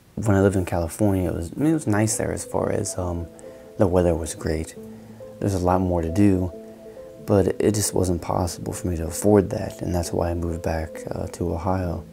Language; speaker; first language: English; native; English